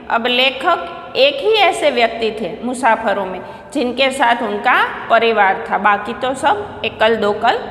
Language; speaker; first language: Hindi; non-native, local second language; Gujarati